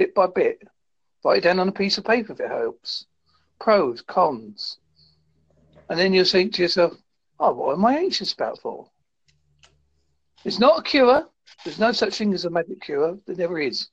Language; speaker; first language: English; native; English